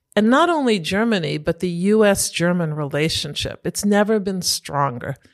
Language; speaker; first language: English; native; English